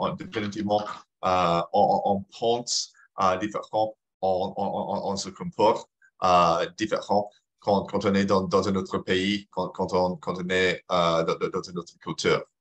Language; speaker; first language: French; non-native, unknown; English